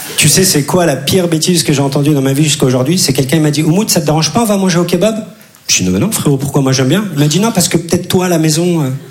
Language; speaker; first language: French; early bilingual, other home language; Turkish